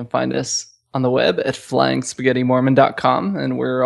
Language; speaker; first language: English; native; English